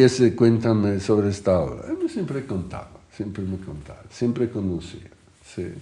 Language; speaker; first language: Spanish; non-native, fluent; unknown